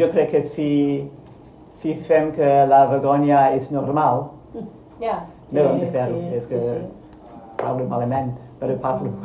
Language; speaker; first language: Catalan; non-native, learner; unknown